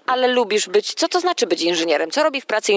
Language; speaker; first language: Polish; native; Polish